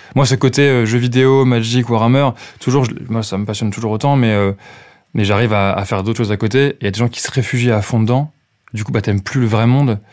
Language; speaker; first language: French; native; French